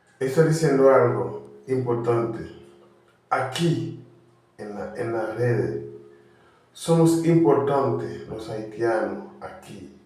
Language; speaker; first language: Spanish; non-native, learner; Haitian Creole